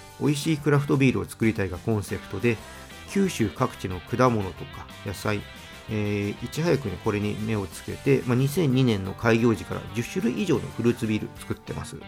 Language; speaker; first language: Japanese; native; Japanese